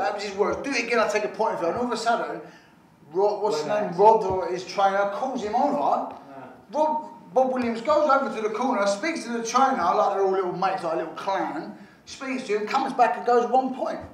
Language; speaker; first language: English; native; English